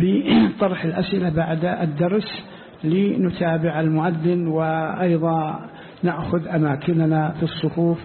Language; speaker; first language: Arabic; native; Arabic